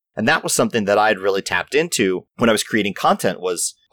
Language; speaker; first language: English; native; English